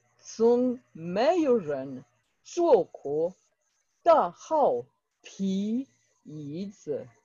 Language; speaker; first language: Chinese; non-native, learner; French